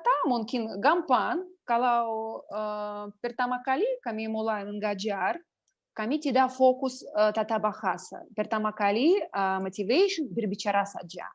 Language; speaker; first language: Indonesian; non-native, learner; Russian